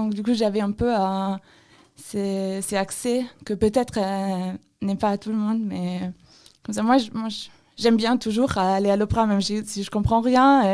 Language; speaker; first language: French; non-native, fluent; German